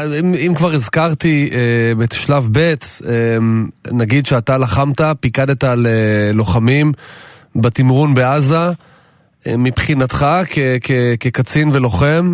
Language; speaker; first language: Hebrew; native; Hebrew